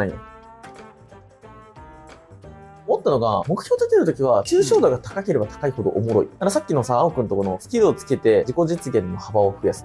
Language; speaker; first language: Japanese; native; Japanese